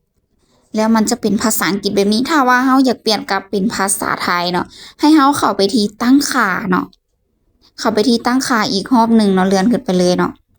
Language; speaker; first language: Thai; non-native, local second language; Lao